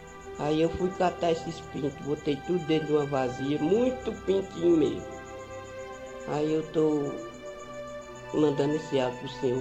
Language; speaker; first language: Portuguese; native; Portuguese